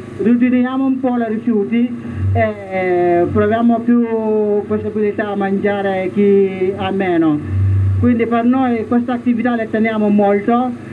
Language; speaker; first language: Italian; non-native, learner; Mandingo